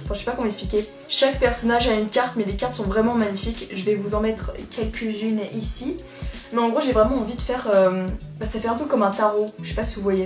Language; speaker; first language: French; native; French